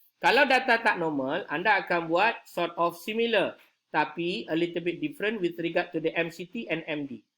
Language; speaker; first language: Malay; native; Malay